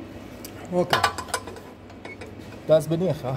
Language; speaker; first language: German; non-native, learner; Persian